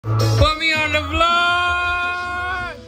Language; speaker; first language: English; native; English